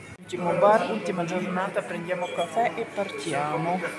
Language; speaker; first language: Italian; non-native, learner; Ukrainian